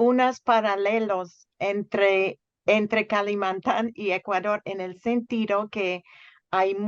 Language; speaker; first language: Spanish; non-native, fluent; English